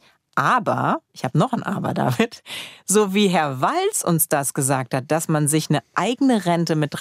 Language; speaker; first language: German; native; German